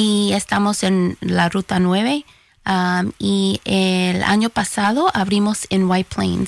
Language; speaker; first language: Spanish; early bilingual, heritage; Spanish